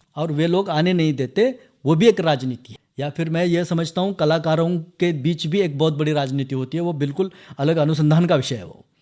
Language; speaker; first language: Hindi; non-native, local second language; Marathi